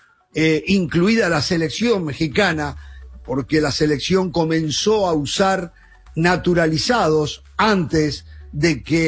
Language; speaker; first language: Spanish; native; Spanish